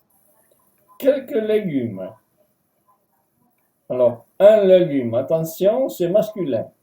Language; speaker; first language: French; non-native, fluent; Spanish